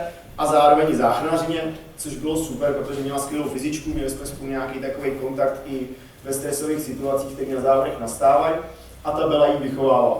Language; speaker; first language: Czech; native; Czech